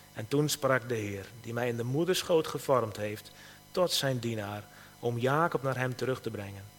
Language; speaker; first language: Dutch; native; Dutch